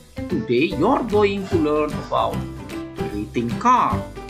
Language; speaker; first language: English; non-native, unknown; Indonesian